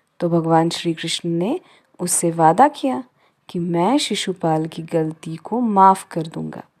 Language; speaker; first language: Hindi; non-native, local second language; Marathi